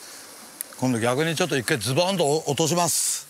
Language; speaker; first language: Japanese; native; Japanese